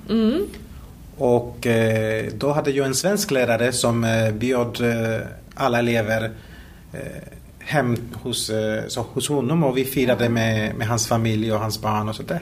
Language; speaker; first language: Swedish; non-native, fluent; Spanish